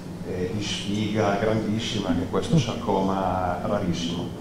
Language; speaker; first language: Italian; native; Italian